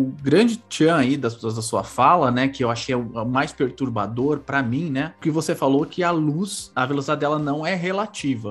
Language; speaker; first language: Portuguese; native; Portuguese